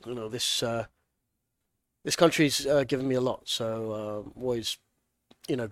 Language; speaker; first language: English; native; English